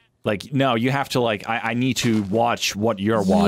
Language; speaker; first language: English; native; English